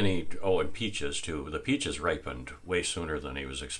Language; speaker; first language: English; native; English